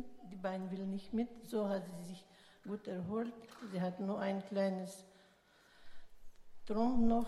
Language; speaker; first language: German; non-native, local second language; Russian